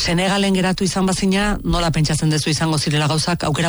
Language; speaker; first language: Basque; native; Basque